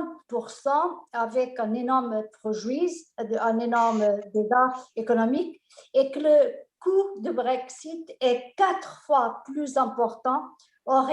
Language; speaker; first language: French; non-native, fluent; Portuguese